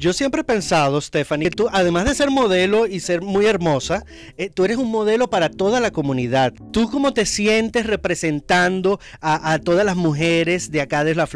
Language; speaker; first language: Spanish; native; Spanish